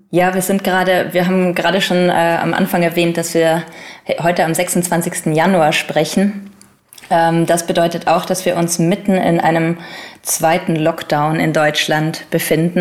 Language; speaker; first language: German; native; German